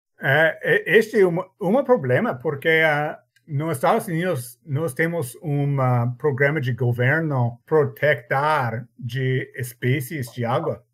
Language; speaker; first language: Portuguese; non-native, learner; English